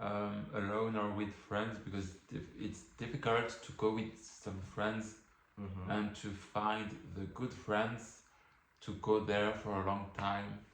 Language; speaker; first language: English; non-native, learner; French